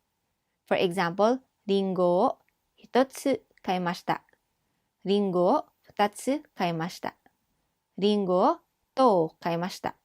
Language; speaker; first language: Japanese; non-native, fluent; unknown